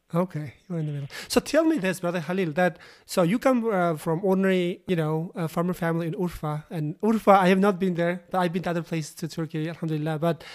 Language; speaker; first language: English; non-native, fluent; Uzbek